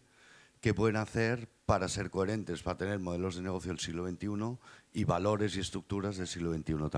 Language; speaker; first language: Spanish; native; Spanish